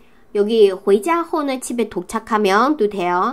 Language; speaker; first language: Korean; non-native, fluent; Chinese